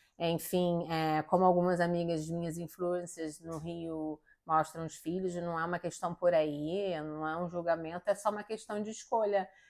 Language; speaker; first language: Portuguese; native; Portuguese